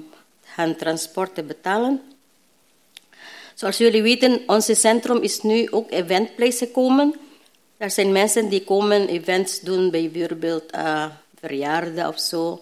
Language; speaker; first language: Dutch; non-native, learner; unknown